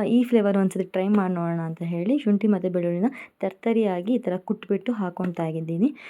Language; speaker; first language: Kannada; non-native, local second language; Konkani